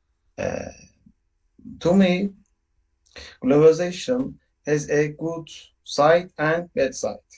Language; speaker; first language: English; non-native, learner; Turkish